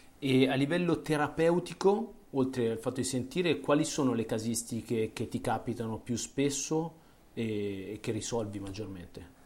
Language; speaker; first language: Italian; native; Italian